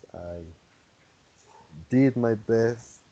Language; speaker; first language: English; non-native, fluent; Spanish